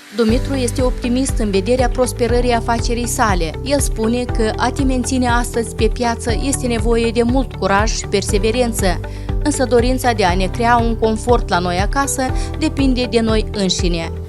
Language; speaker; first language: Romanian; native; Romanian